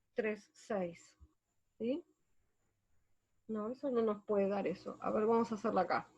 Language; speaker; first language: Spanish; native; Spanish